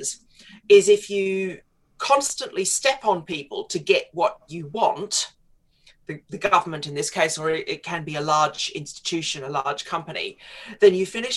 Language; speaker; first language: English; native; English